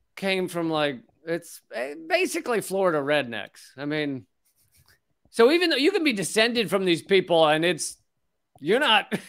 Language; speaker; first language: English; native; English